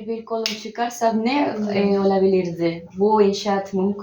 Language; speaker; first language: Turkish; non-native, learner; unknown